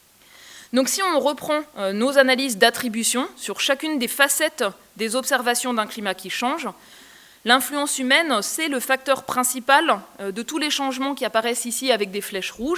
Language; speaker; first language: French; native; French